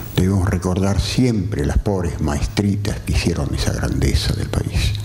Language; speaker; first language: Spanish; native; Spanish